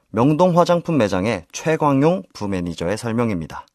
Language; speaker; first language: Korean; native; Korean